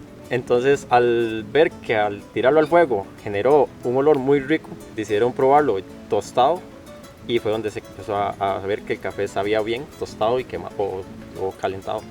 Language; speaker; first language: Spanish; native; Spanish